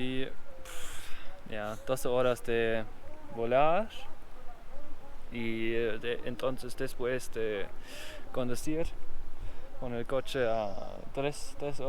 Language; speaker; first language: Spanish; non-native, learner; German